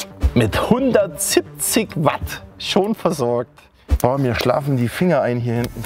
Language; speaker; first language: German; native; German